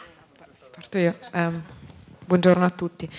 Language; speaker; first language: Italian; native; Italian